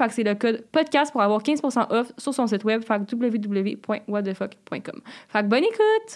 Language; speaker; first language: French; native; French